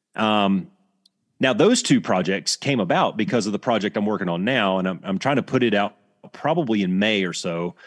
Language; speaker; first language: English; native; English